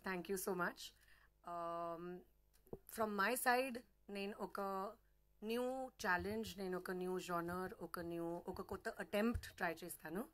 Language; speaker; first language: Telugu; non-native, learner; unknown